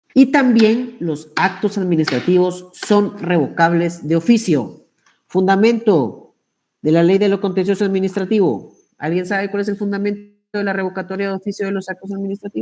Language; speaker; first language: Spanish; native; Spanish